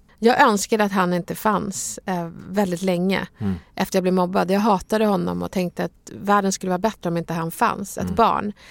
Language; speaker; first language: Swedish; early bilingual, other home language; Bangla